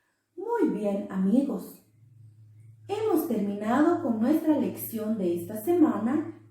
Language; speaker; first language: Spanish; non-native, local second language; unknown